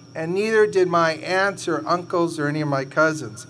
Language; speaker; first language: English; early bilingual, other home language; Spanish